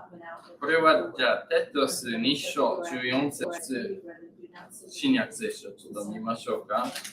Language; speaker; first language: Japanese; non-native, learner; English